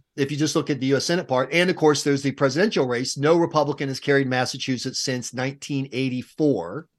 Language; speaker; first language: English; native; English